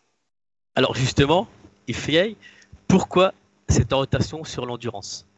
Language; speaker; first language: French; native; French